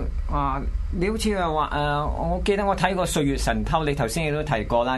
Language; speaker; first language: Cantonese; native; Cantonese